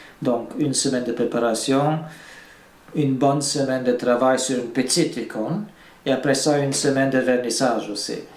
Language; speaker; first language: French; non-native, fluent; Bulgarian